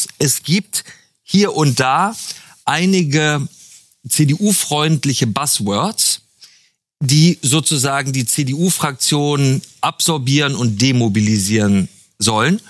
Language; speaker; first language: German; native; German